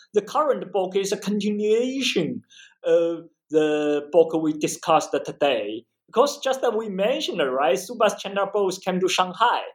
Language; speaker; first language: English; non-native, fluent; Chinese